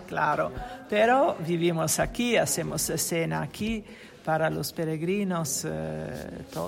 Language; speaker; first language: Spanish; non-native, learner; Italian